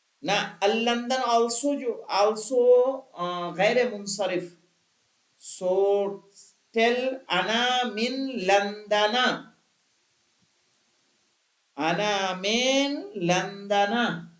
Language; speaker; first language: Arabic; non-native, fluent; Hindi